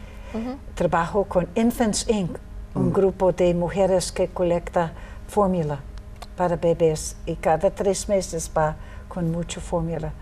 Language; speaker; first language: Spanish; non-native, learner; English